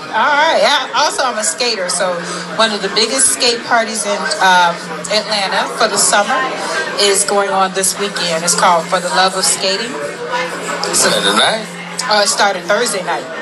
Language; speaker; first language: English; native; English